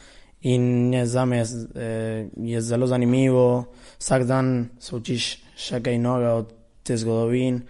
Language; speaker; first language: Slovenian; early bilingual, heritage; Spanish